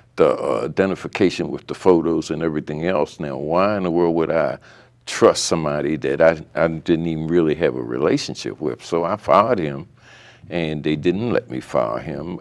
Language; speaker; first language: English; native; English